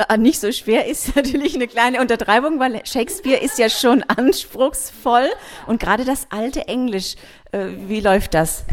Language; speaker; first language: German; native; German